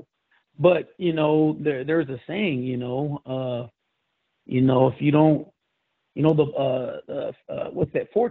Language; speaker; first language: English; native; English